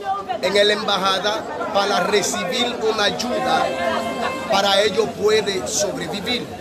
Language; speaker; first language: Spanish; non-native, learner; Haitian Creole